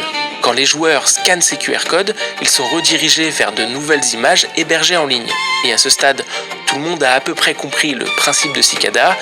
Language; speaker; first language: French; native; French